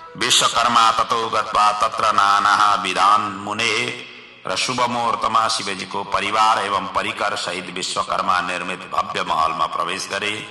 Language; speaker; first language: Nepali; native; Nepali